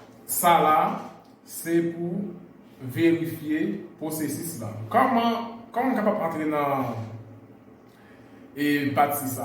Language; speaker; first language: French; non-native, learner; Haitian Creole